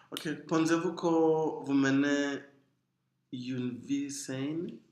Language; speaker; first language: French; non-native, fluent; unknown